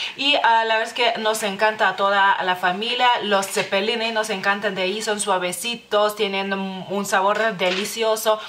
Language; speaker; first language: Spanish; non-native, fluent; Lithuanian